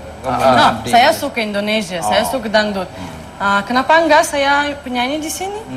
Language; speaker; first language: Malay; non-native, learner; Russian